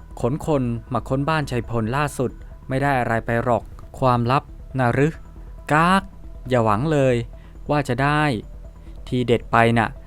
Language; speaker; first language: Thai; native; Thai